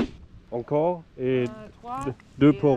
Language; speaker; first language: French; non-native, learner; German